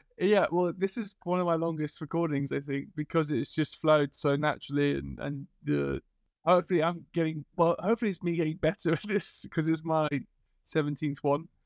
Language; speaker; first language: English; native; English